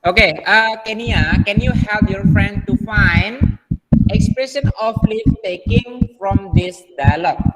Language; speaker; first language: English; non-native, learner; Indonesian